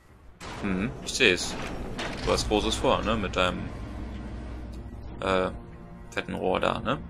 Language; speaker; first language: German; native; German